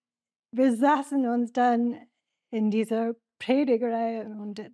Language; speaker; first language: German; non-native, learner; English